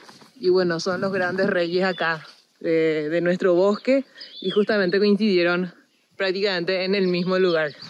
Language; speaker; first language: Spanish; native; Spanish